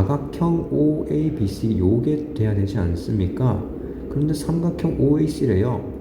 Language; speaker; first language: Korean; native; Korean